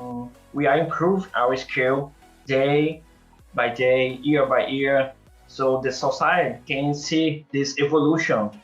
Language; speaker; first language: English; non-native, learner; Portuguese